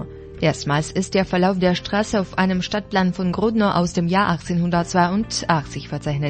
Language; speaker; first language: German; non-native, fluent; Russian